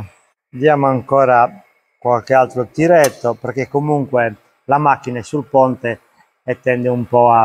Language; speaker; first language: Italian; native; Italian